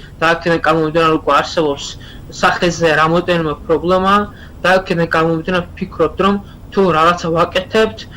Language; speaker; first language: Georgian; non-native, local second language; Azerbaijani